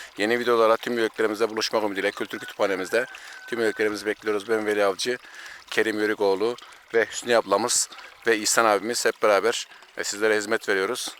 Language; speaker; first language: Turkish; native; Turkish